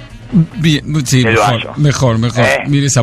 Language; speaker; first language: Spanish; native; Spanish